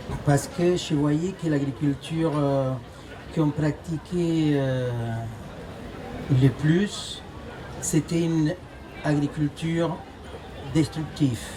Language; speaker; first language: French; non-native, fluent; Spanish